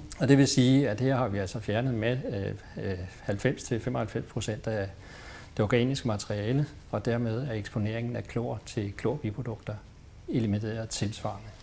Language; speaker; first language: Danish; native; Danish